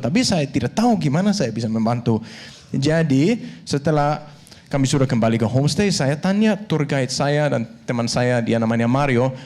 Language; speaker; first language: Indonesian; non-native, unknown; Danish